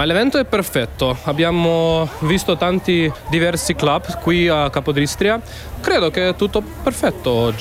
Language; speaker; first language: Italian; non-native, learner; Slovenian